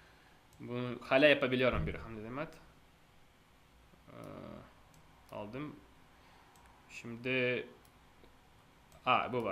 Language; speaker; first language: Turkish; non-native, fluent; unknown